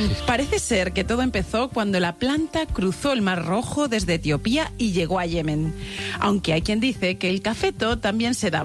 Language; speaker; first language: Spanish; native; Spanish